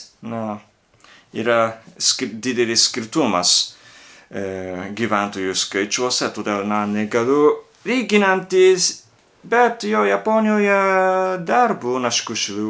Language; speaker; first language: Lithuanian; non-native, learner; Japanese